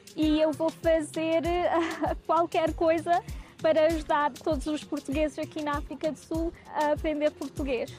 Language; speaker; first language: Portuguese; early bilingual, heritage; English